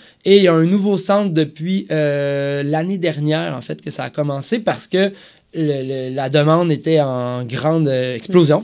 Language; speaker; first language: French; native; French